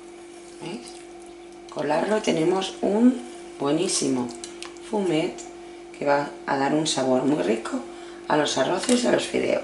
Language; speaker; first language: Spanish; native; Spanish